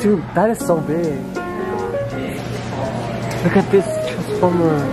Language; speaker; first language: English; native; English